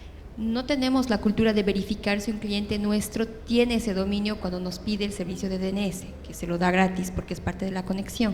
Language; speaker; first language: Spanish; native; Spanish